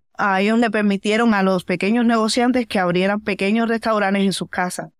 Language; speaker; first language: Spanish; native; Spanish